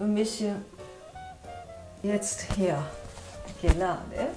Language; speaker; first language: German; non-native, learner; Japanese